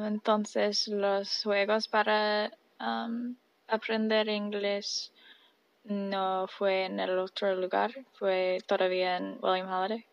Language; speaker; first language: Spanish; early bilingual, heritage; Spanish